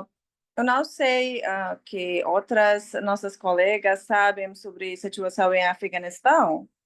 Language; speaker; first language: Portuguese; non-native, learner; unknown